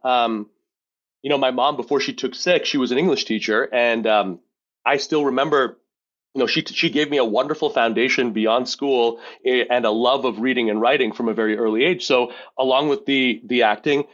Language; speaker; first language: English; native; English